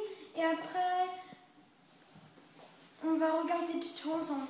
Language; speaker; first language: French; early bilingual, other home language; English